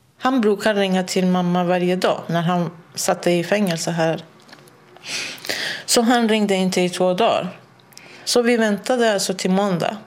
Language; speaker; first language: Swedish; non-native, fluent; Persian